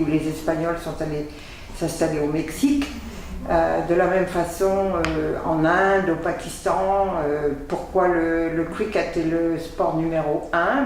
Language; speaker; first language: French; native; French